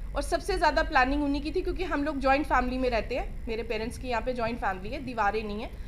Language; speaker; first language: Hindi; non-native, local second language; Punjabi